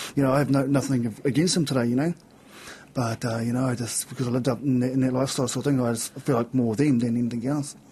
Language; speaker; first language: English; native; English